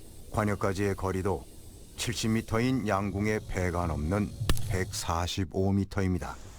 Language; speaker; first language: Korean; native; Korean